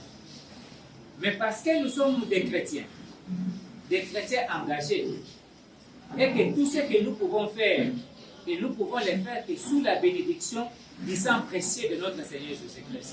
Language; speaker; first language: French; non-native, local second language; Lingala